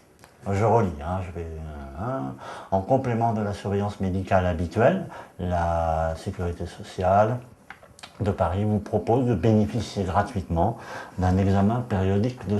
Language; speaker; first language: French; native; French